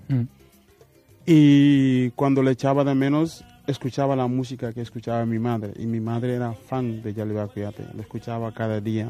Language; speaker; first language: Spanish; non-native, fluent; Wolof